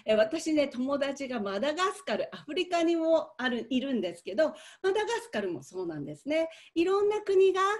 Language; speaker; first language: Japanese; native; Japanese